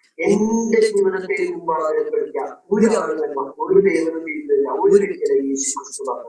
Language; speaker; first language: Malayalam; non-native, local second language; Tamil